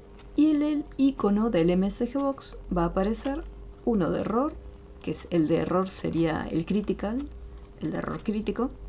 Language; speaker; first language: Spanish; native; Spanish